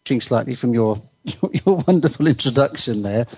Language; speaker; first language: English; native; English